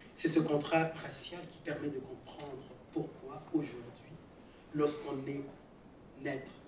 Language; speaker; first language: French; non-native, local second language; Swahili